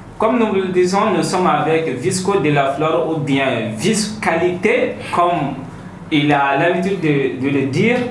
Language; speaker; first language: French; non-native, local second language; Bambara